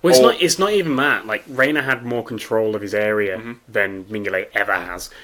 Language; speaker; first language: English; native; English